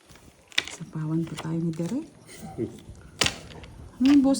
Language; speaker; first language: Filipino; native; Filipino